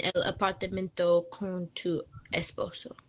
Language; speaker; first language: Spanish; non-native, learner; English